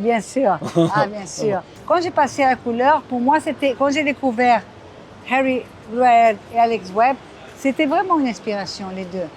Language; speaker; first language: French; non-native, fluent; Portuguese